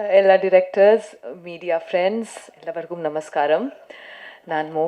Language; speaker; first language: Tamil; non-native, learner; Bangla